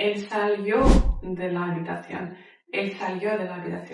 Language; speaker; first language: Spanish; non-native, fluent; Ukrainian